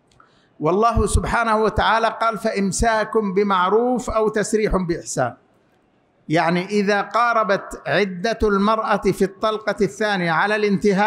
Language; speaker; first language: Arabic; native; Arabic